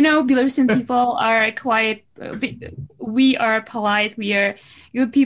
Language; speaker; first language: English; non-native, fluent; Russian